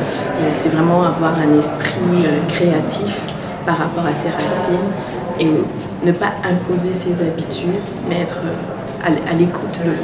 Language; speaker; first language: French; non-native, fluent; Tamil